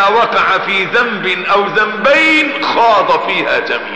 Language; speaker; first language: Arabic; native; Arabic